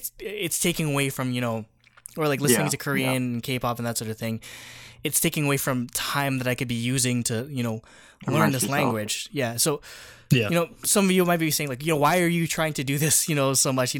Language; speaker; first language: English; early bilingual, other home language; Filipino